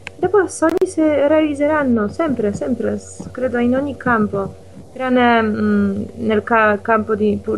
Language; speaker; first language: Italian; non-native, fluent; Polish